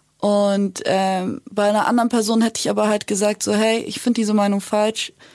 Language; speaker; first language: German; early bilingual, other home language; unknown